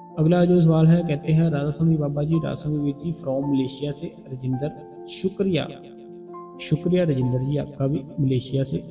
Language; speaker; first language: Hindi; non-native, local second language; Punjabi